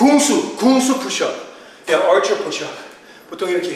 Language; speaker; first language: Korean; early bilingual, heritage; Korean